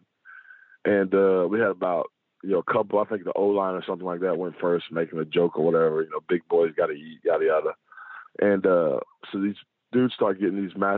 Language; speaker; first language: English; native; English